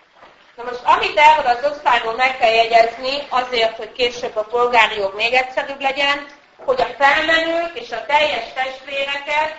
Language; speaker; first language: Hungarian; native; Hungarian